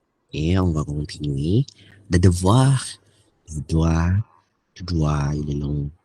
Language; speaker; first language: French; non-native, learner; Indonesian